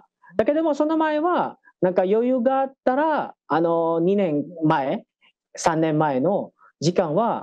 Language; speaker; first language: Japanese; non-native, fluent; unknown